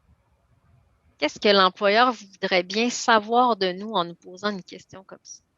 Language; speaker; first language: French; native; French